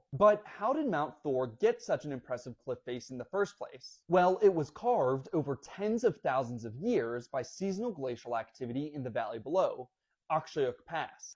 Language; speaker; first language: English; native; English